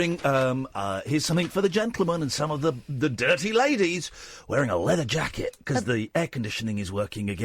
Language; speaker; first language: English; native; English